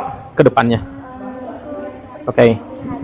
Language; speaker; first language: Indonesian; non-native, local second language; Sundanese